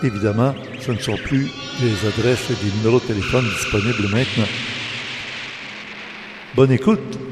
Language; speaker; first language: French; native; French